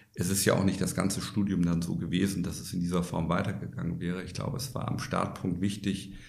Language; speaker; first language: German; native; German